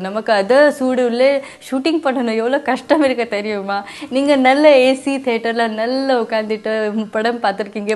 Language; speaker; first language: Tamil; non-native, learner; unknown